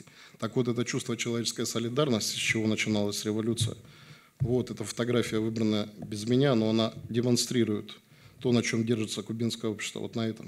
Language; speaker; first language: Russian; native; Russian